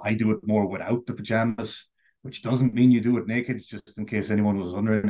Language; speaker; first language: English; native; English